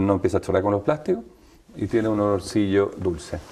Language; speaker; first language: Spanish; native; Spanish